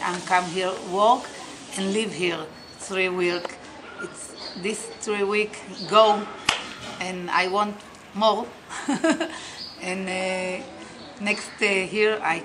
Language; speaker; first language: English; non-native, learner; Hebrew